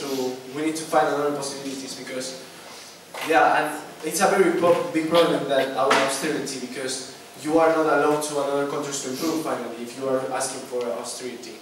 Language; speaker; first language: English; non-native, learner; Spanish